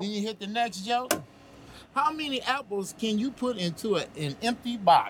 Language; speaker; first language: English; native; English